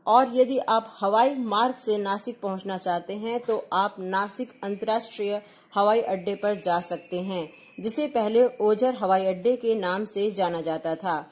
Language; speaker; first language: Hindi; non-native, local second language; Marathi